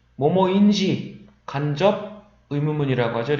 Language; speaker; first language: Korean; native; Korean